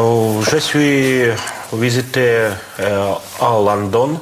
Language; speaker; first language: French; non-native, learner; Russian